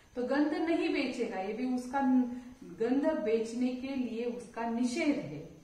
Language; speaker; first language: Hindi; non-native, local second language; Marathi